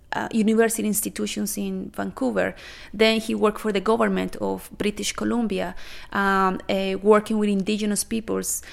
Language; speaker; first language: English; non-native, fluent; Spanish